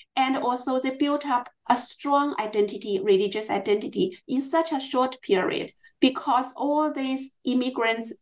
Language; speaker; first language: English; non-native, fluent; Chinese